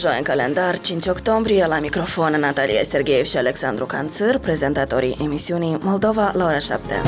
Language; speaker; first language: Romanian; native; Romanian